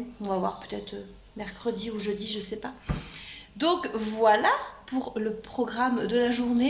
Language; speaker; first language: French; native; French